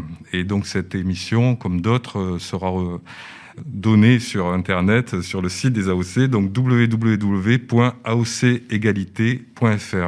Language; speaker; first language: French; native; French